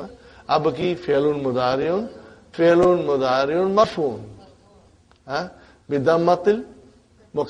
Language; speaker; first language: Arabic; non-native, fluent; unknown